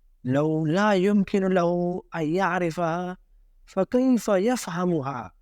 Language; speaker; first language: Arabic; non-native, fluent; Urdu